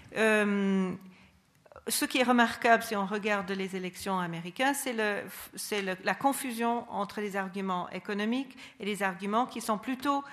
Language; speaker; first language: French; non-native, fluent; English